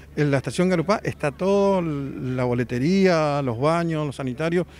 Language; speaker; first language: Spanish; native; Spanish